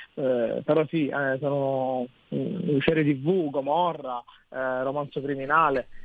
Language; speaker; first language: Italian; native; Italian